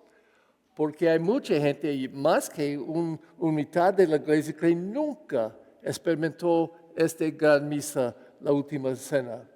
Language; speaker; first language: Spanish; non-native, fluent; English